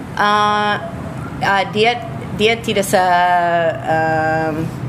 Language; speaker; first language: Indonesian; non-native, fluent; English